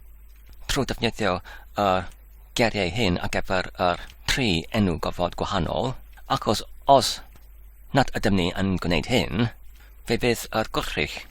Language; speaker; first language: Welsh; non-native, learner; English